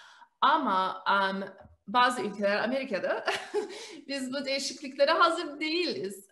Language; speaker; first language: Turkish; early bilingual, heritage; Turkish